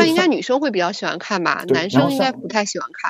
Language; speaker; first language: Chinese; native; Chinese